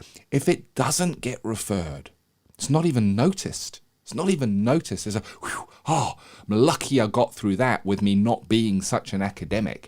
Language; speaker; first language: English; native; English